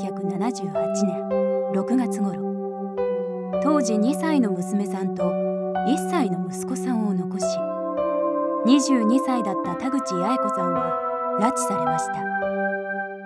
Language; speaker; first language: Japanese; native; Japanese